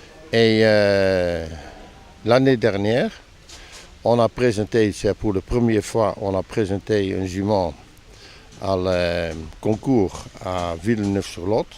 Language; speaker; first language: French; non-native, fluent; Dutch